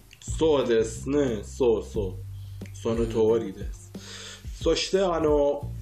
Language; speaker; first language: Japanese; non-native, fluent; Persian